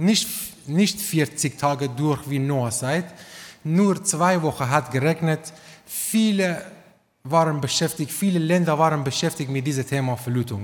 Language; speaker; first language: German; non-native, learner; Romanian